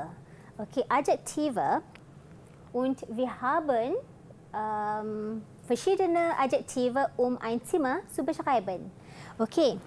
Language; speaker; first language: German; non-native, fluent; Malay